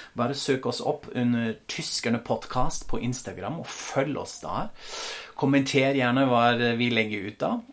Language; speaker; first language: Norwegian; non-native, fluent; German